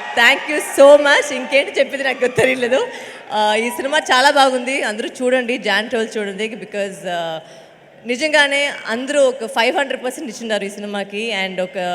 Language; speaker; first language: Telugu; non-native, fluent; Tamil